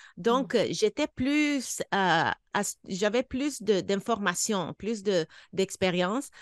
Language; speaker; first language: French; non-native, fluent; English